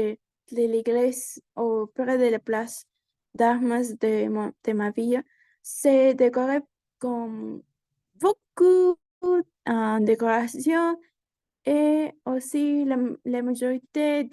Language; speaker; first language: French; non-native, learner; Spanish